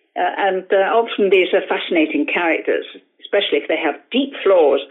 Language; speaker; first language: English; native; English